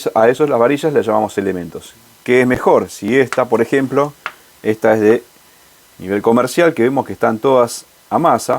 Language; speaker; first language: Spanish; native; Spanish